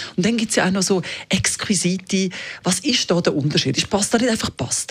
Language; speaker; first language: German; native; German